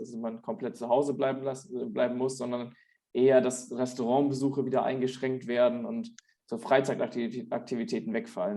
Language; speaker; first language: German; native; German